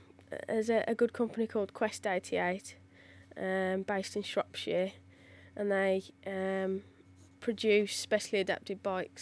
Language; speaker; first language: English; native; English